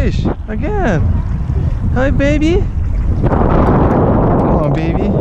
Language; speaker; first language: English; non-native, learner; Ukrainian